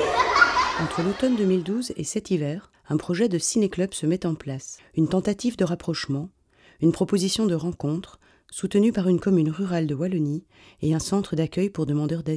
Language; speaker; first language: French; native; French